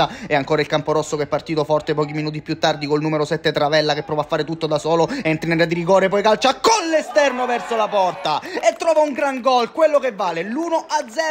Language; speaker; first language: Italian; native; Italian